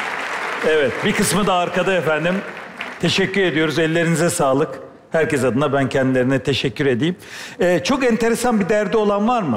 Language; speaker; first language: Turkish; native; Turkish